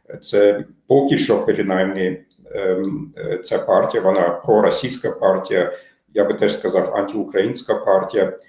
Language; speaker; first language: Ukrainian; non-native, fluent; German